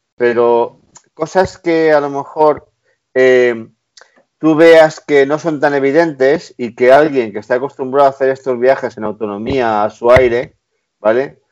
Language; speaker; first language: Spanish; native; Spanish